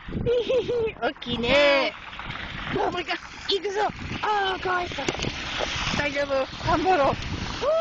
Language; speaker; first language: Japanese; non-native, learner; English